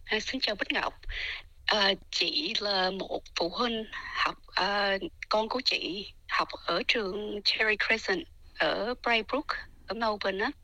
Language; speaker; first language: Vietnamese; early bilingual, heritage; Vietnamese